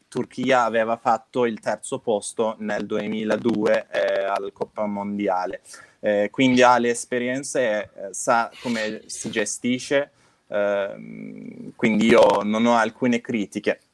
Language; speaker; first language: Italian; non-native, fluent; Turkish